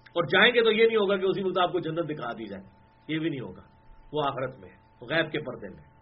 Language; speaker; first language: Urdu; non-native, local second language; Punjabi